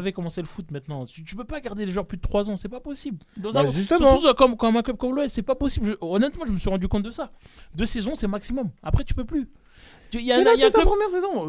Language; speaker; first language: French; native; French